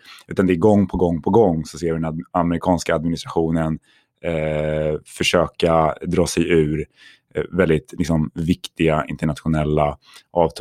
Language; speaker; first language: Swedish; native; Swedish